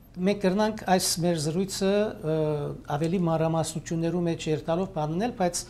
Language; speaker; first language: Armenian; native; Armenian